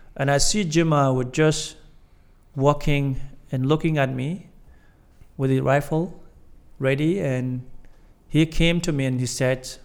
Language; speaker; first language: English; non-native, fluent; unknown